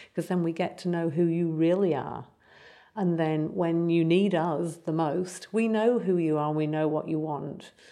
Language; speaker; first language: English; native; English